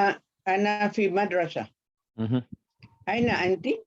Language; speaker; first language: Arabic; non-native, learner; Malay